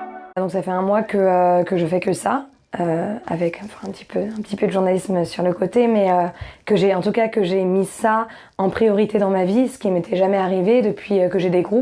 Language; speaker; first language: French; native; French